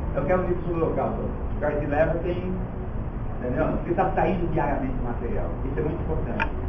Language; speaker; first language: Portuguese; early bilingual, other home language; Yiddish